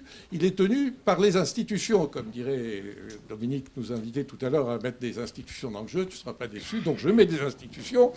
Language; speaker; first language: French; native; French